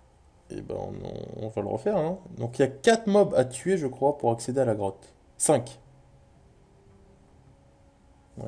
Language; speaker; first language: French; native; French